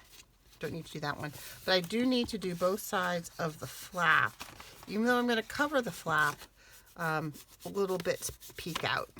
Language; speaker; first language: English; native; English